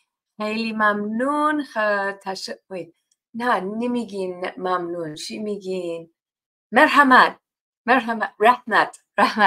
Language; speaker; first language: Persian; non-native, fluent; English